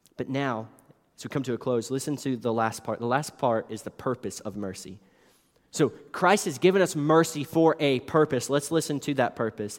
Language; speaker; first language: English; native; English